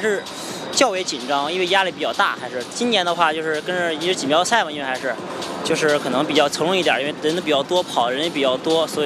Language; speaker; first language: Chinese; native; Chinese